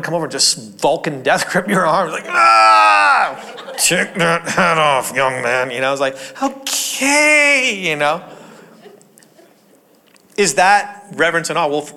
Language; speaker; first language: English; native; English